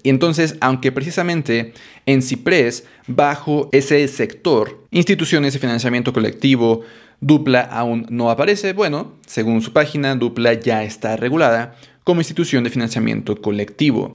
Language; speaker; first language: Spanish; native; Spanish